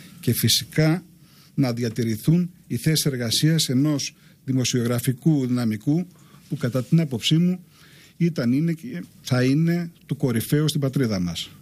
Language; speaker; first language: Greek; native; Greek